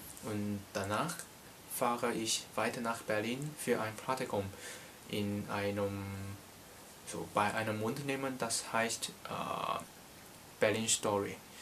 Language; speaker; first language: German; non-native, learner; Cantonese